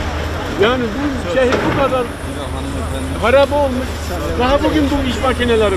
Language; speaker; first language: Turkish; native; Turkish